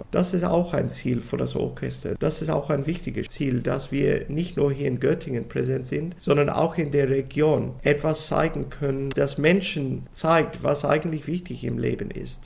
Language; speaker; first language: German; non-native, fluent; English